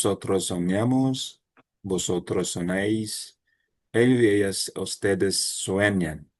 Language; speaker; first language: Spanish; non-native, learner; Filipino